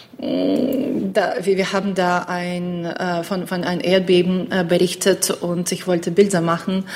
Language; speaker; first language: German; non-native, fluent; Ukrainian